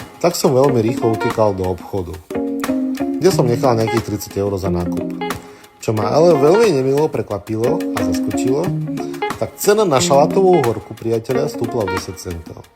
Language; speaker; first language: Slovak; non-native, fluent; Russian